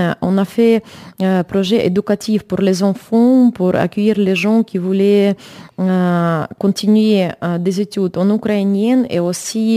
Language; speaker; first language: French; non-native, learner; Ukrainian